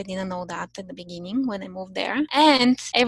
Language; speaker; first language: English; non-native, fluent; Bulgarian